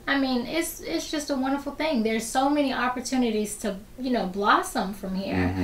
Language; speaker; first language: English; native; English